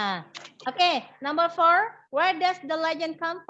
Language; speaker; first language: English; non-native, learner; Indonesian